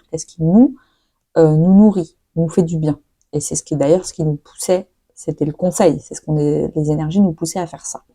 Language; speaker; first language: French; native; French